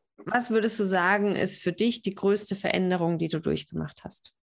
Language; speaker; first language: German; native; German